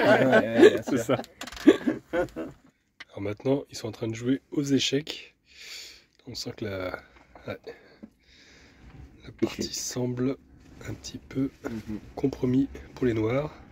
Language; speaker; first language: French; native; French